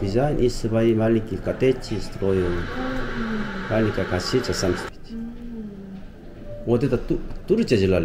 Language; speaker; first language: Russian; non-native, learner; Korean